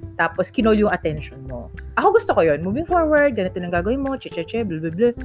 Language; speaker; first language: Filipino; non-native, local second language; Iloko